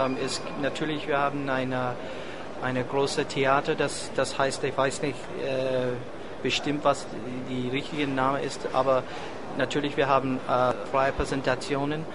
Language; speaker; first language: German; non-native, fluent; English